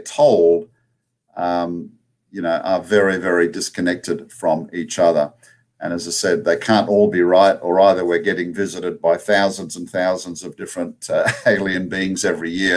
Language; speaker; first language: English; native; English